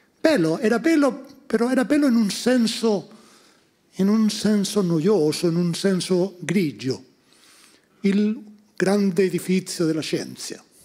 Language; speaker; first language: Italian; non-native, fluent; Spanish